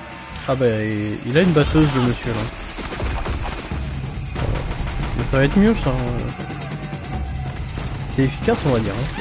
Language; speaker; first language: French; native; French